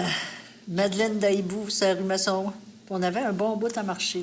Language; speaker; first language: French; native; French